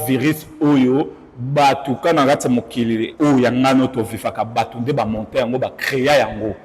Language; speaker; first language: Lingala; non-native, local second language; Kongo